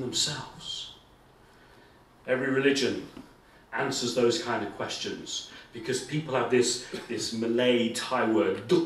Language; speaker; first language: English; native; English